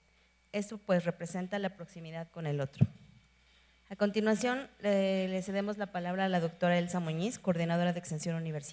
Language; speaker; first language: Spanish; native; Spanish